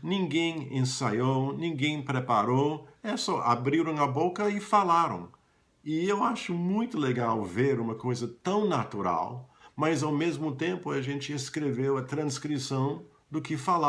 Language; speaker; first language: Portuguese; non-native, fluent; English